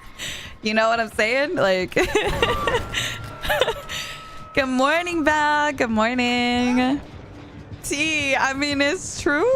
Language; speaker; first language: English; early bilingual, heritage; Spanish